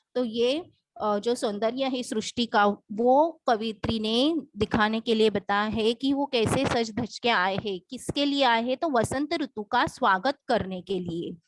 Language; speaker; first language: Hindi; non-native, local second language; Marathi